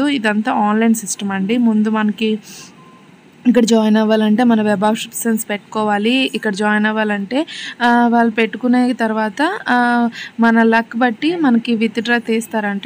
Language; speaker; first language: Telugu; native; Telugu